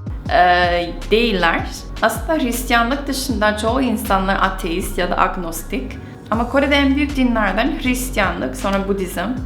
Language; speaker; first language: Turkish; non-native, fluent; Korean